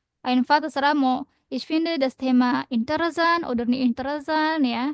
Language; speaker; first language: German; non-native, learner; Indonesian